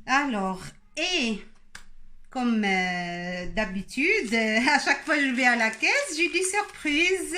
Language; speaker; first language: French; non-native, local second language; Arabic